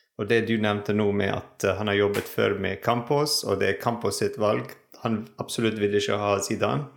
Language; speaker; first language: Norwegian; non-native, fluent; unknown